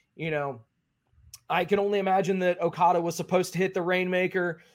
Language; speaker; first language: English; native; English